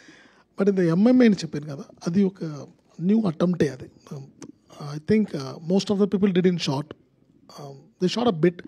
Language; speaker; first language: Telugu; non-native, learner; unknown